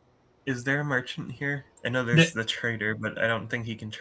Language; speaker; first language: English; native; English